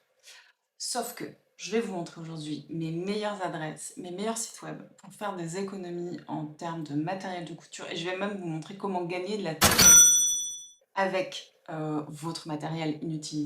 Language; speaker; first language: French; native; French